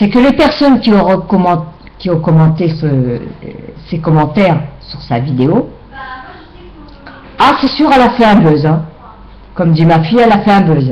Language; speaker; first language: French; native; French